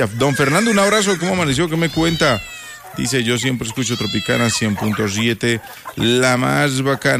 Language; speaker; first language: Spanish; native; Spanish